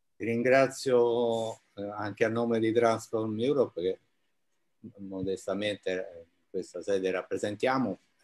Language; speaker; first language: Italian; native; Italian